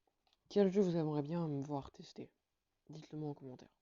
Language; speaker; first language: French; native; French